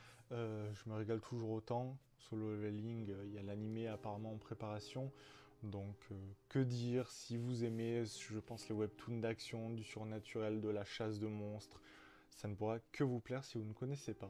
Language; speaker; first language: French; native; French